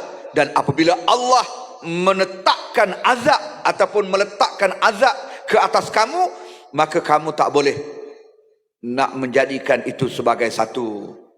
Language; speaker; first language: Malay; native; Malay